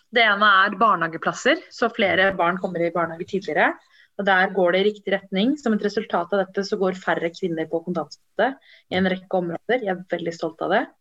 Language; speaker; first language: Norwegian; early bilingual, other home language; Tamil